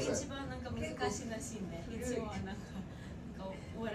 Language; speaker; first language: Japanese; non-native, fluent; Filipino